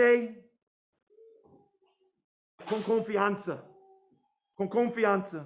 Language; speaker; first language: Spanish; non-native, fluent; English